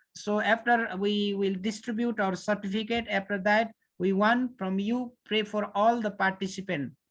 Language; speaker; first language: English; non-native, learner; Nepali